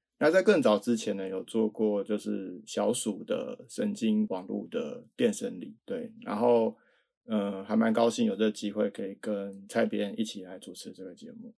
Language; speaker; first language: Chinese; native; Chinese